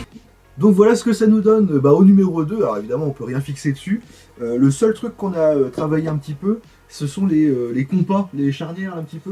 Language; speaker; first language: French; native; French